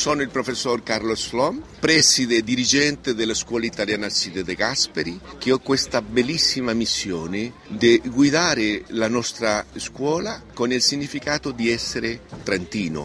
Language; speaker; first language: Italian; early bilingual, heritage; Spanish